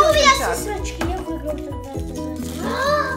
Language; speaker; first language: Russian; early bilingual, heritage; Russian